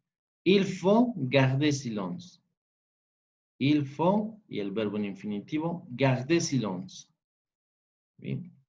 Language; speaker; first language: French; non-native, fluent; Spanish